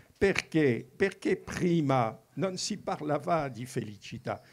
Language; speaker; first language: Italian; non-native, fluent; French